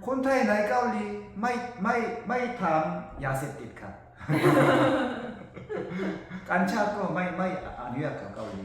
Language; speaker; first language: Thai; non-native, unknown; Korean